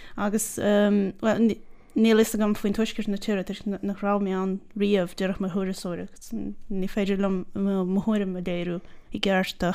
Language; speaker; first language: Irish; non-native, fluent; Portuguese